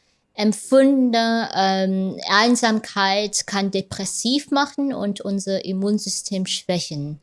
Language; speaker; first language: German; non-native, fluent; Vietnamese